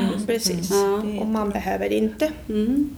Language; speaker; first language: Swedish; non-native, fluent; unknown